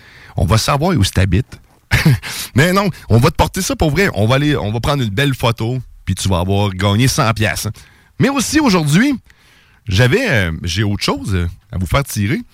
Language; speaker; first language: French; native; French